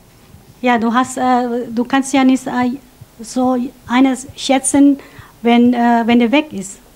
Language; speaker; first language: German; non-native, fluent; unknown